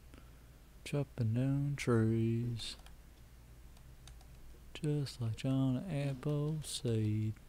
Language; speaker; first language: English; native; English